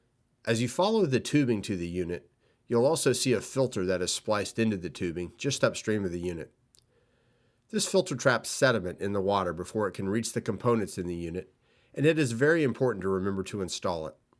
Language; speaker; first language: English; native; English